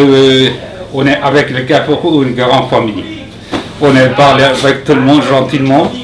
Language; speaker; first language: French; non-native, learner; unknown